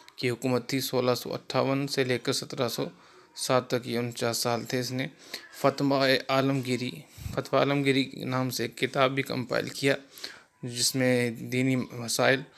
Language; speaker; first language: Urdu; non-native, local second language; Sindhi